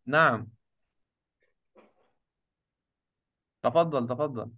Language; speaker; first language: Arabic; non-native, fluent; Urdu